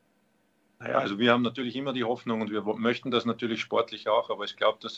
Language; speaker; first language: German; native; German